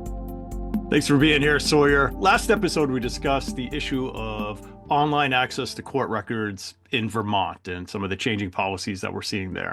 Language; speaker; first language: English; native; English